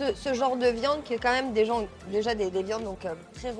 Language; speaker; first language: French; native; French